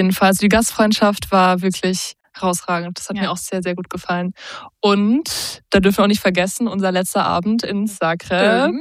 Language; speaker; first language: German; native; German